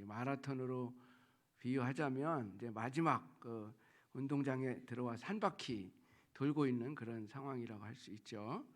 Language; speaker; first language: Korean; native; Korean